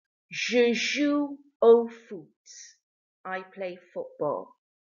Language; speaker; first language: French; non-native, fluent; English